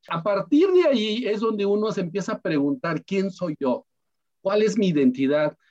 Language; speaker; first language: Spanish; non-native, local second language; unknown